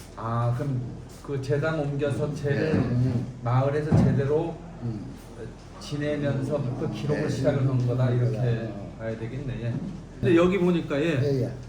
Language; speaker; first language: Korean; native; Korean